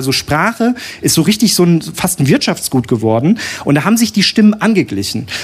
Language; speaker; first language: German; native; German